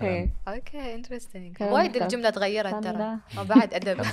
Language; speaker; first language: Arabic; native; Arabic